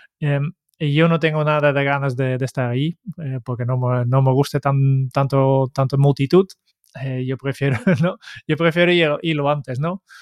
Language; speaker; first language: Spanish; non-native, fluent; Dutch